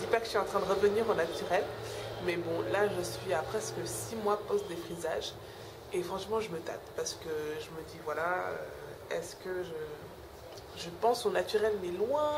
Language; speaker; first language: French; non-native, local second language; Wolof